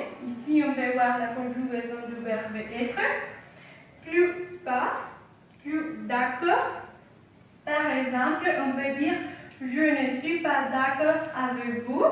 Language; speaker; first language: French; non-native, fluent; Spanish